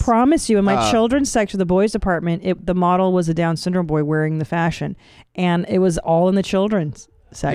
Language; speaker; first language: English; native; English